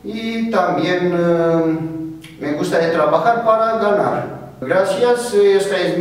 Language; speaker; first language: Spanish; non-native, fluent; Romanian